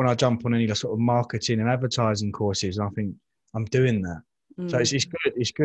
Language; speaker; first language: English; native; English